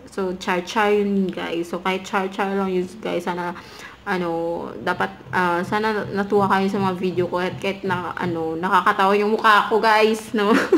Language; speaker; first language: Filipino; non-native, local second language; Cebuano